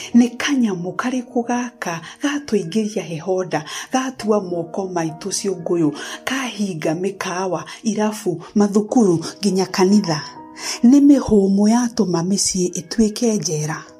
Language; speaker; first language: English; non-native, local second language; Kikuyu